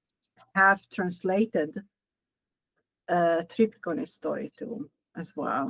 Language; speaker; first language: English; non-native, learner; Hungarian